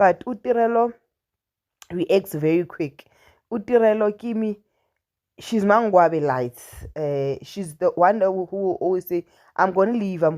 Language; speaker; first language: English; non-native, local second language; Zulu